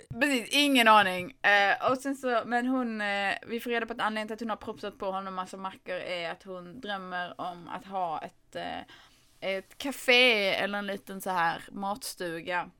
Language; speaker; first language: Swedish; native; Swedish